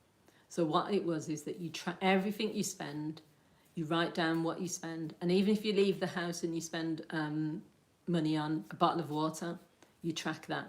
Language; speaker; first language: English; native; English